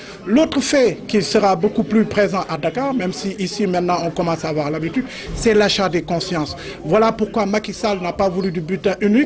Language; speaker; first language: French; non-native, local second language; Wolof